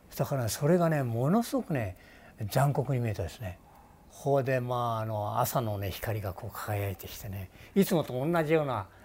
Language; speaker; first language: Japanese; native; Japanese